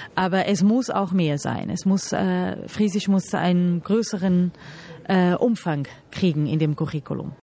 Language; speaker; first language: German; non-native, fluent; Portuguese